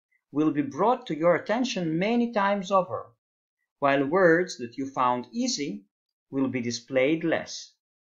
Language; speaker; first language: English; non-native, fluent; Hebrew